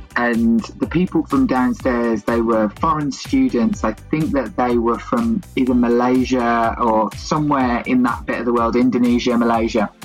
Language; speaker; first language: English; native; English